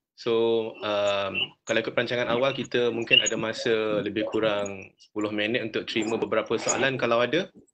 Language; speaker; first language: Malay; native; Malay